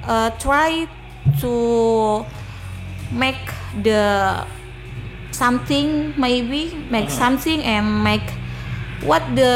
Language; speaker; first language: English; non-native, learner; Indonesian